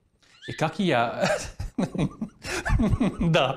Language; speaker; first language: Russian; non-native, fluent; Hungarian